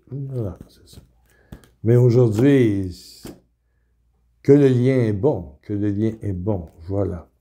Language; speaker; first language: French; native; French